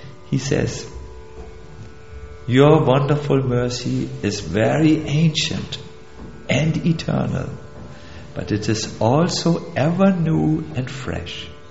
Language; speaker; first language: English; non-native, fluent; German